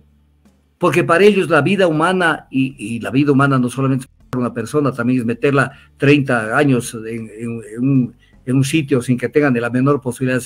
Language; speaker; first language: Spanish; native; Spanish